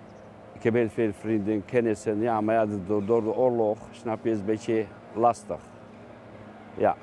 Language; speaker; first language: Dutch; non-native, fluent; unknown